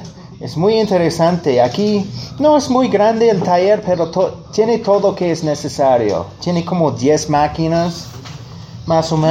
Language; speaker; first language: Spanish; non-native, learner; English